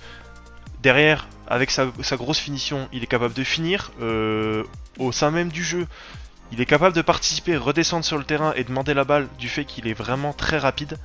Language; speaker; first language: French; native; French